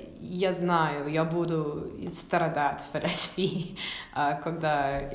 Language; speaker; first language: Russian; non-native, learner; English